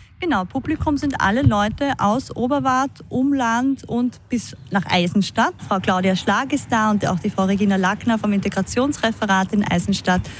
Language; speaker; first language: German; native; German